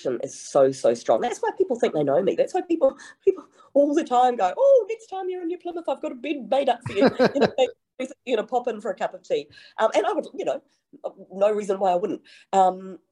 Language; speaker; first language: English; native; English